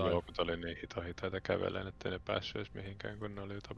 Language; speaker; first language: Finnish; native; Finnish